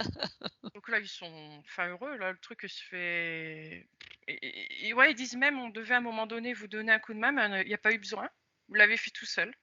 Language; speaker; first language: French; native; French